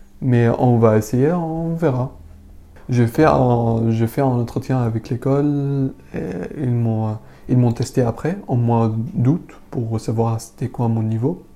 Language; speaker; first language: French; non-native, learner; Arabic